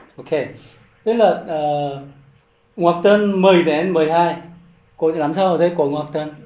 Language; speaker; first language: Vietnamese; non-native, learner; Korean